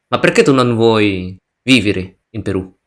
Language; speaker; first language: Italian; non-native, learner; Indonesian